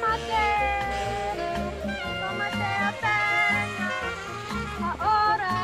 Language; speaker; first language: Spanish; non-native, learner; English